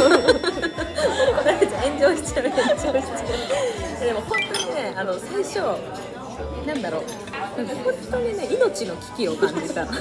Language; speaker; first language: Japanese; native; Japanese